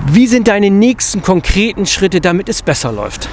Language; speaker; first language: German; native; German